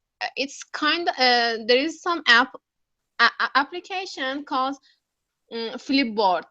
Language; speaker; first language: English; non-native, learner; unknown